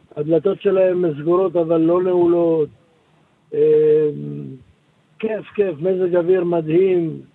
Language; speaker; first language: Hebrew; native; Hebrew